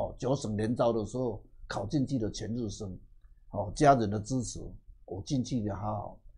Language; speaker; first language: Chinese; native; Chinese